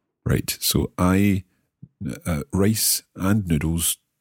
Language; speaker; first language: English; native; English